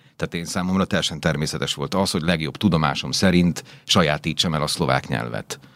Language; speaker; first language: Hungarian; native; Hungarian